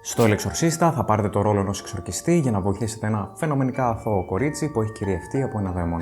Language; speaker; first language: Greek; native; Greek